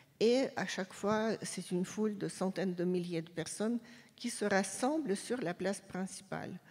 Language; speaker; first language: French; non-native, fluent; Russian